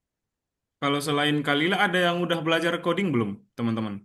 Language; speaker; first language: Indonesian; native; Indonesian